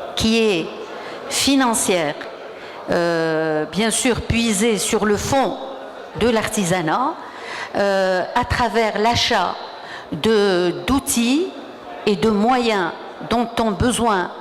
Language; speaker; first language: French; non-native, local second language; Arabic